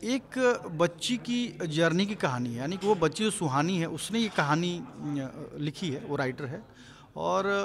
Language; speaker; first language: Hindi; native; Hindi